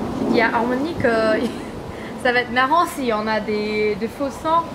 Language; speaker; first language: French; non-native, fluent; English